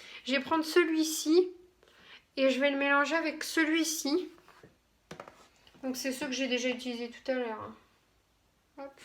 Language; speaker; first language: French; native; French